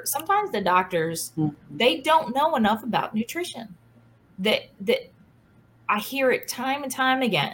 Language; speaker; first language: English; native; English